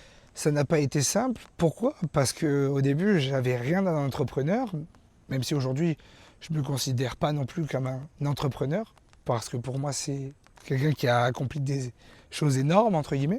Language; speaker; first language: French; native; French